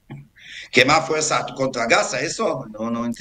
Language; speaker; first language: Spanish; non-native, fluent; Hebrew